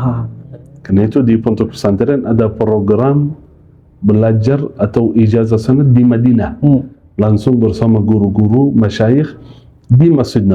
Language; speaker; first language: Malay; non-native, fluent; Arabic